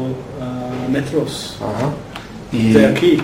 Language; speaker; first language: Spanish; non-native, learner; English